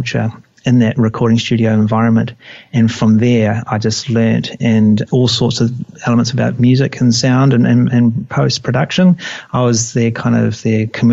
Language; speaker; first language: English; native; English